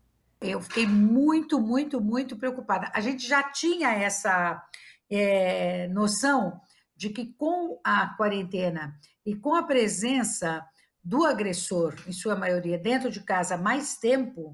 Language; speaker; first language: Portuguese; native; Portuguese